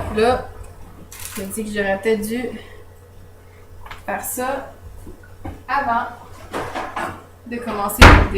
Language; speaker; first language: French; native; French